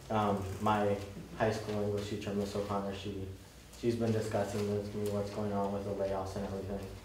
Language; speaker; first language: English; early bilingual, other home language; Spanish